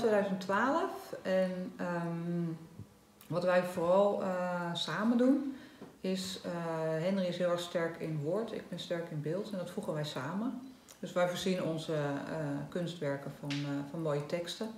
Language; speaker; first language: Dutch; native; Dutch